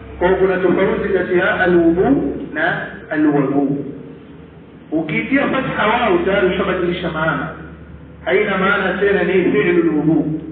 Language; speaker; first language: Swahili; native; Swahili